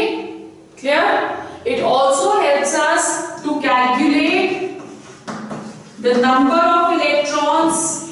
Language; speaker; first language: English; non-native, local second language; Hindi